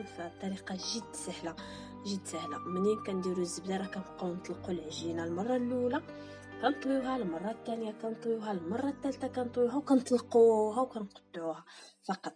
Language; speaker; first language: Arabic; native; Arabic